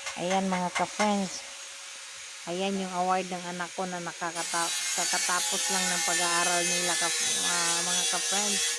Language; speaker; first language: Filipino; non-native, local second language; Cebuano